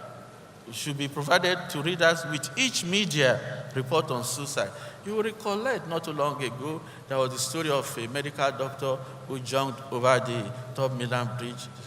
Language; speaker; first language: English; non-native, local second language; Yoruba